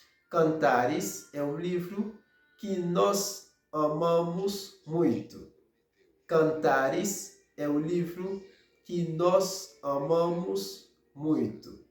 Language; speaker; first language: Portuguese; non-native, fluent; Haitian Creole